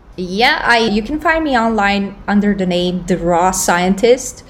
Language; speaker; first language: English; non-native, fluent; Romanian